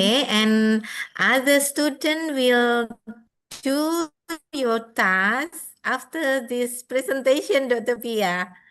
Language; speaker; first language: English; non-native, fluent; Indonesian